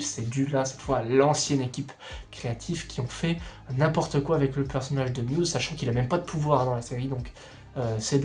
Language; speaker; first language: French; native; French